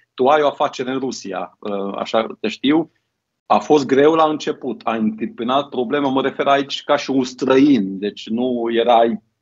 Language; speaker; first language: Romanian; non-native, local second language; Hungarian